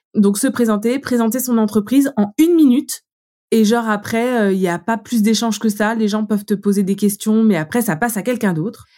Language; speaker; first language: French; native; French